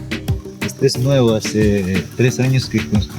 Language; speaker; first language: Spanish; non-native, local second language; Quechua